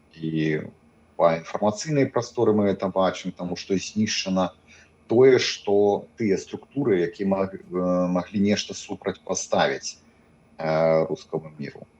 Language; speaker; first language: Belarusian; native; Belarusian